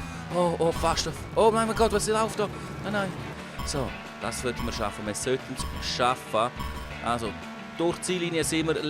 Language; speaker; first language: German; native; German